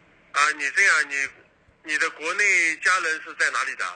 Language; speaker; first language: Chinese; native; Chinese